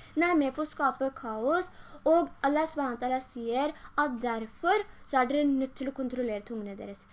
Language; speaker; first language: Norwegian; early bilingual, other home language; Urdu